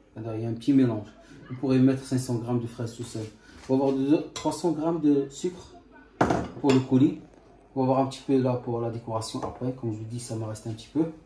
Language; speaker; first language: French; non-native, local second language; Arabic